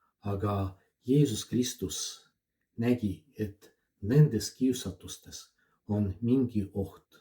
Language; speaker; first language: Estonian; non-native, fluent; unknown